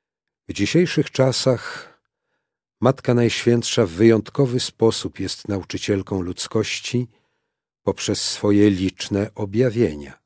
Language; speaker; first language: Polish; native; Polish